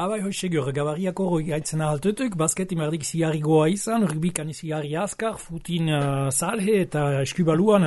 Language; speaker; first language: Basque; native; Basque